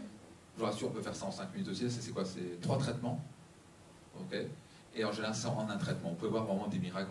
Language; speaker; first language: French; native; French